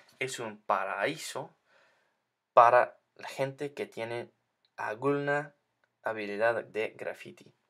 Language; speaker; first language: Spanish; non-native, learner; English